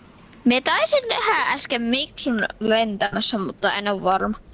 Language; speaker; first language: Finnish; native; Finnish